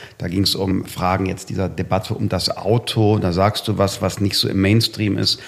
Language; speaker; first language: German; native; German